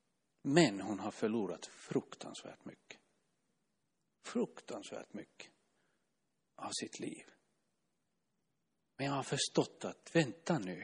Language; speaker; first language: Swedish; non-native, fluent; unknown